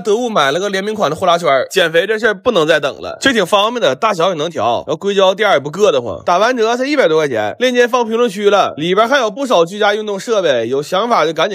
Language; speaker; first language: Chinese; native; Chinese